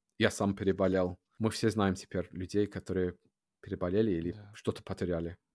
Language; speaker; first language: Russian; non-native, fluent; English